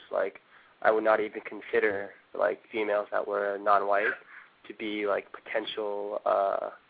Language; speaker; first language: English; early bilingual, other home language; Korean